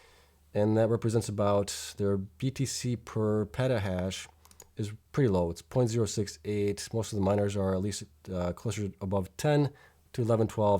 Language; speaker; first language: English; native; English